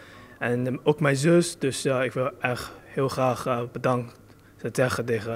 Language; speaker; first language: Dutch; early bilingual, other home language; Chinese